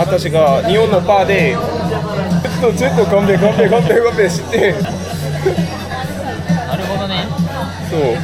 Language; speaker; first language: Japanese; non-native, learner; Korean